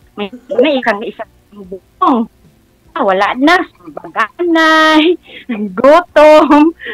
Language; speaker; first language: Filipino; non-native, local second language; Hiligaynon